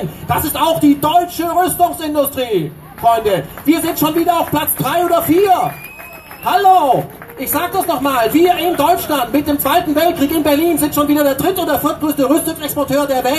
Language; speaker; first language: German; native; German